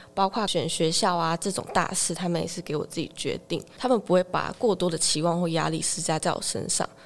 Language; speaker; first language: Chinese; native; Chinese